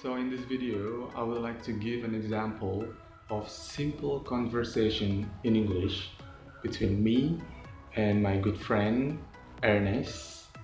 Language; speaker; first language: English; non-native, local second language; Indonesian